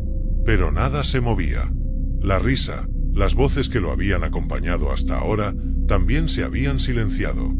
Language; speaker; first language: Spanish; native; Spanish